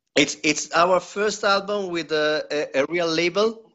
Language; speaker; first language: English; non-native, learner; Italian